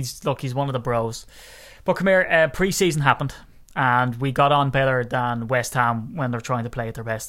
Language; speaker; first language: English; native; English